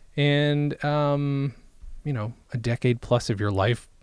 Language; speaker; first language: English; native; English